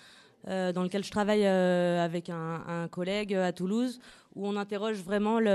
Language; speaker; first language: French; native; French